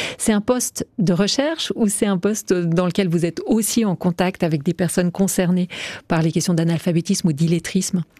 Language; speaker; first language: French; native; French